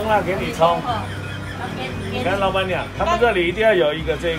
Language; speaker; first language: Chinese; native; Chinese